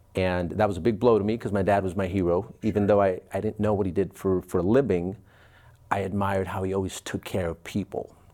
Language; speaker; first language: English; early bilingual, other home language; Spanish